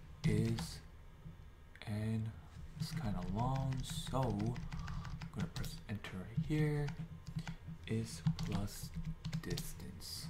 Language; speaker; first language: English; native; English